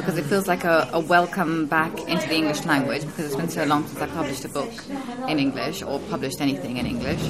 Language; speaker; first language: English; native; English